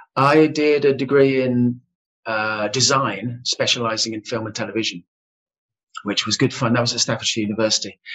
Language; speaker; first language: English; native; English